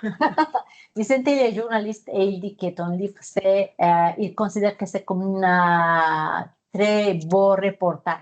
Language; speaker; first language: French; non-native, fluent; Spanish